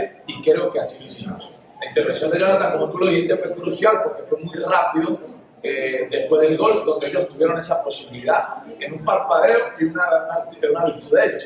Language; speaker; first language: Spanish; native; Spanish